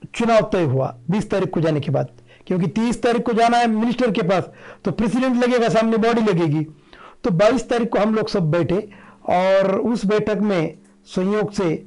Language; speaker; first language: Hindi; non-native, local second language; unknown